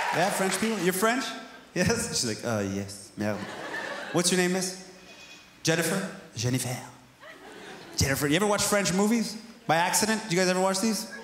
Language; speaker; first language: English; native; English